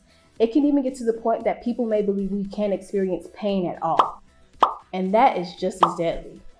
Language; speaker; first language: English; native; English